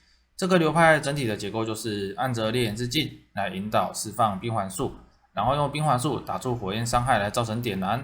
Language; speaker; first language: Chinese; native; Chinese